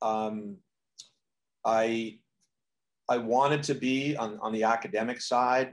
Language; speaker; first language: English; native; English